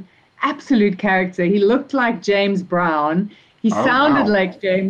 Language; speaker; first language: English; native; English